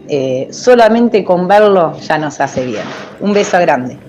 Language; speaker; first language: Spanish; native; Spanish